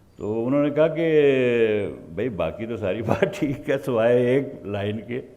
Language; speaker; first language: Urdu; native; Urdu